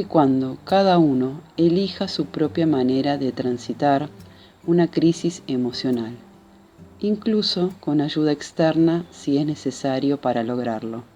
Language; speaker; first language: Spanish; native; Spanish